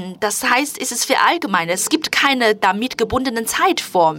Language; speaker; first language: German; non-native, fluent; Chinese